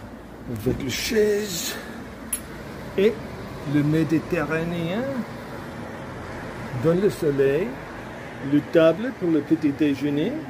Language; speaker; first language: French; non-native, learner; English